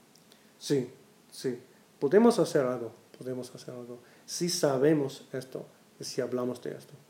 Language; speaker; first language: Spanish; non-native, learner; English